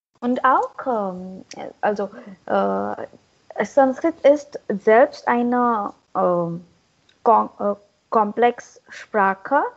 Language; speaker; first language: German; non-native, learner; Marathi